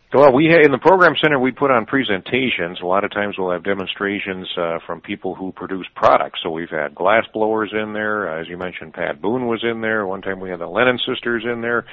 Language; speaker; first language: English; early bilingual, other home language; German